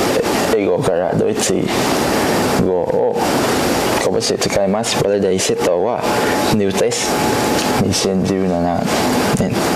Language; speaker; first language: Japanese; non-native, learner; Cantonese